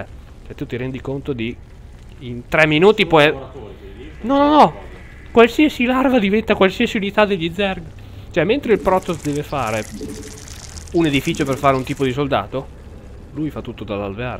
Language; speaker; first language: Italian; native; Italian